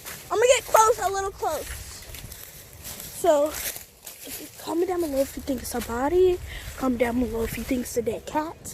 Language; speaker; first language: English; native; English